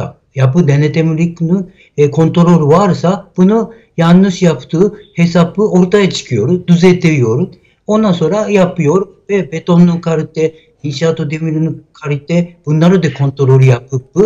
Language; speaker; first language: Turkish; non-native, learner; Japanese